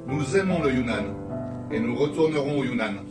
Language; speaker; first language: French; native; French